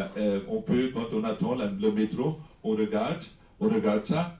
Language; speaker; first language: French; non-native, fluent; German